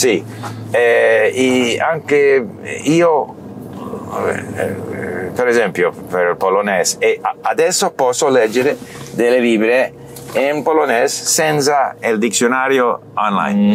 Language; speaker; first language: Italian; non-native, learner; English